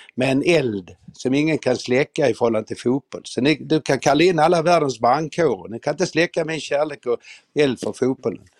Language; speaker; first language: Swedish; native; Swedish